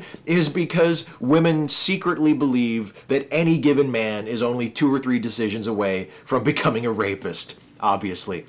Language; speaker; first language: English; native; English